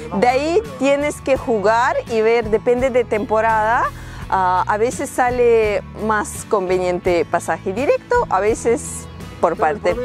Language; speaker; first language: Spanish; non-native, fluent; Ukrainian